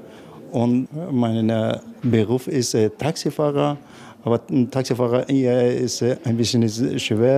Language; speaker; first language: German; non-native, learner; Arabic